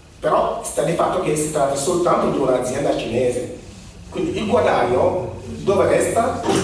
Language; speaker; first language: Italian; non-native, fluent; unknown